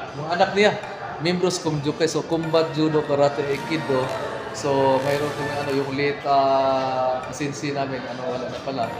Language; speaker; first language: Filipino; non-native, local second language; Cebuano